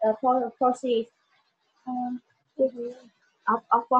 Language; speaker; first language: English; non-native, learner; Vietnamese